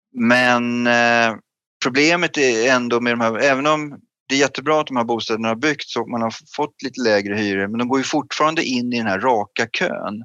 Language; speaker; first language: Swedish; native; Swedish